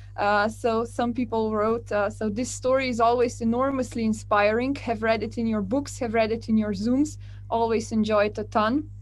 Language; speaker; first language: English; non-native, fluent; Slovenian